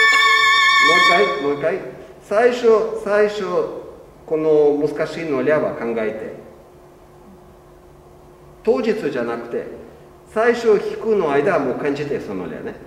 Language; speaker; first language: Japanese; non-native, learner; Russian